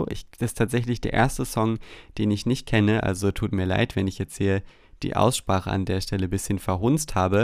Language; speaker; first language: German; native; German